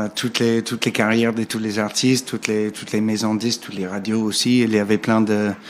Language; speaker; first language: French; non-native, fluent; English